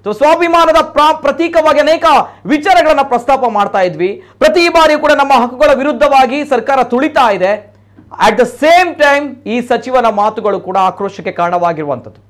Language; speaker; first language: Kannada; non-native, local second language; Tulu